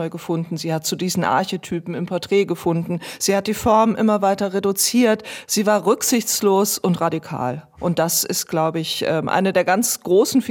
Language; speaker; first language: German; native; German